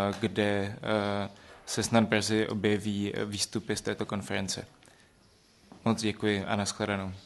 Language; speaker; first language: Czech; native; Czech